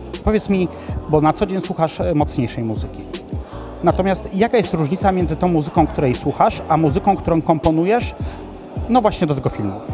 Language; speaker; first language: Polish; native; Polish